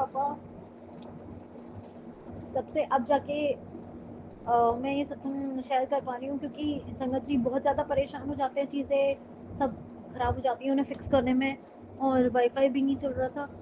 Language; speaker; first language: Hindi; native; Hindi